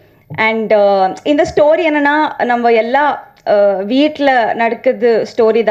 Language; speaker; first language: Tamil; non-native, learner; Telugu